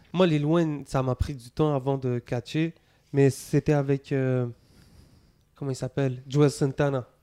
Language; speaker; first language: French; native; French